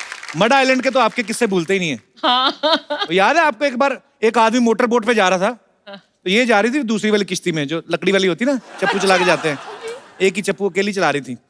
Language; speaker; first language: Hindi; native; Hindi